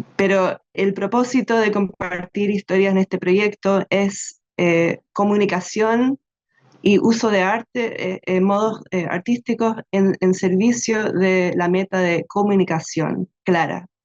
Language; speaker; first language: Spanish; non-native, fluent; English